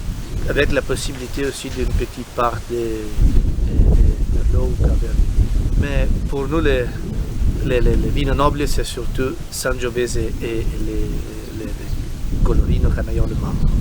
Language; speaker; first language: French; non-native, learner; Italian